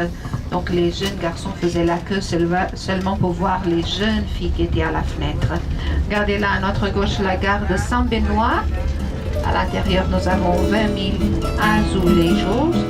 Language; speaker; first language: French; non-native, fluent; Portuguese